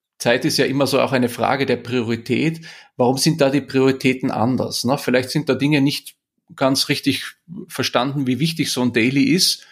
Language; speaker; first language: German; native; German